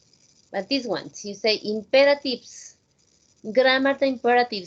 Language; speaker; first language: English; non-native, fluent; Spanish